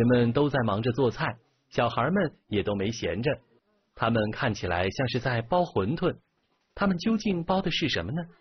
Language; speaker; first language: Chinese; native; Chinese